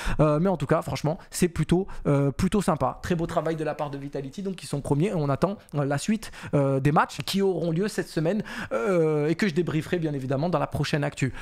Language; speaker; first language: French; native; French